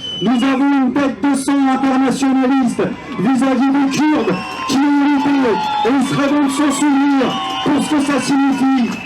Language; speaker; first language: French; native; French